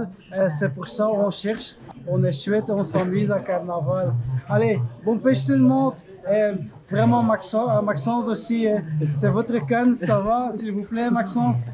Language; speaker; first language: French; non-native, learner; Dutch